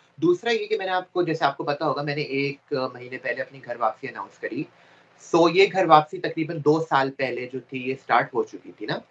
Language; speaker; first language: Urdu; native; Urdu